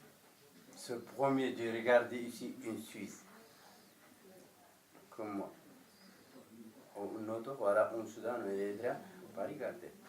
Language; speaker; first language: French; non-native, learner; Arabic